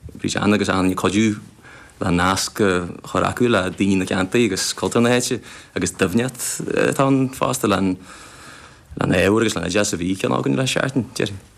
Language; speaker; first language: Irish; non-native, fluent; English